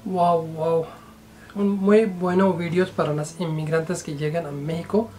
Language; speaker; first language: Spanish; non-native, fluent; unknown